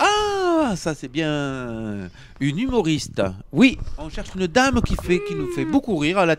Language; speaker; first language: French; native; French